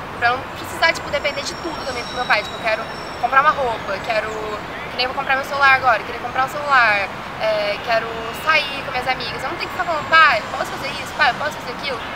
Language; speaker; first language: Portuguese; native; Portuguese